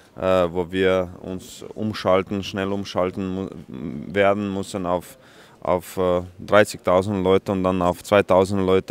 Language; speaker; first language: German; non-native, fluent; Croatian